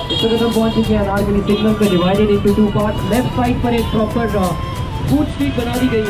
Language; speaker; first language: Hindi; native; Hindi